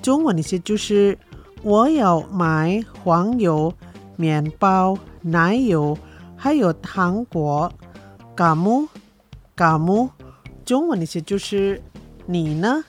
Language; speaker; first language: Chinese; early bilingual, heritage; Chinese